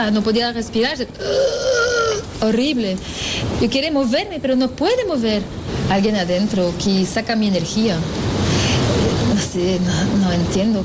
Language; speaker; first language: Spanish; non-native, learner; French